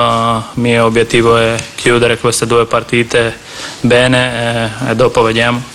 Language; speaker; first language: Italian; non-native, learner; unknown